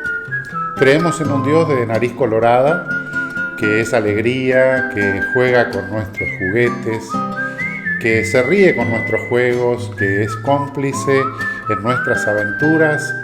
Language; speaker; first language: Spanish; native; Spanish